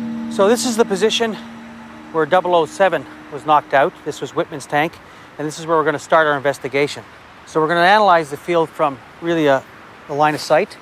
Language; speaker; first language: English; native; English